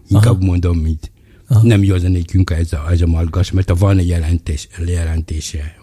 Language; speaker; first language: Hungarian; non-native, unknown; Malagasy